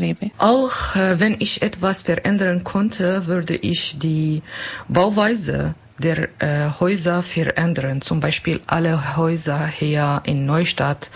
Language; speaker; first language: German; non-native, learner; Kurdish